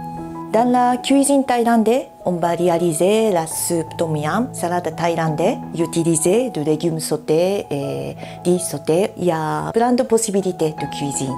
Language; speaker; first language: French; non-native, learner; Japanese